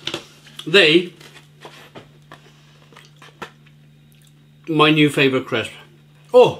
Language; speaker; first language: English; native; English